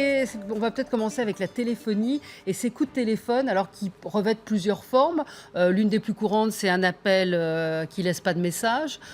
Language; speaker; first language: French; native; French